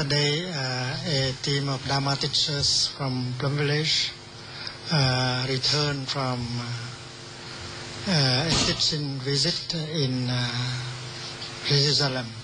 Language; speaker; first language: English; non-native, fluent; Vietnamese